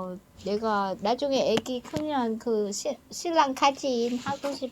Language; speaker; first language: Korean; non-native, learner; Vietnamese